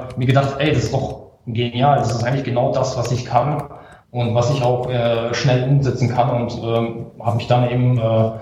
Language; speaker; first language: German; native; German